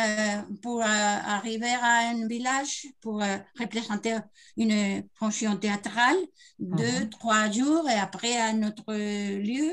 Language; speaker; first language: French; non-native, learner; Spanish